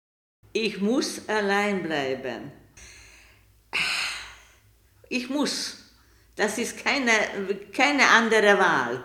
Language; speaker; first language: German; non-native, learner; Hungarian